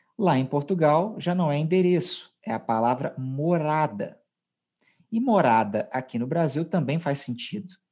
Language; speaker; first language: Portuguese; native; Portuguese